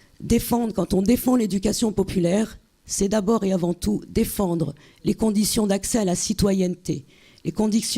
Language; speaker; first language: French; native; French